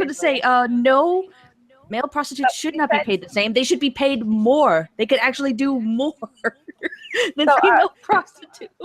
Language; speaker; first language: English; native; English